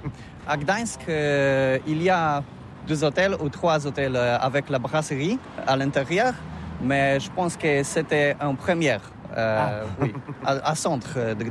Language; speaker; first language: French; non-native, learner; Polish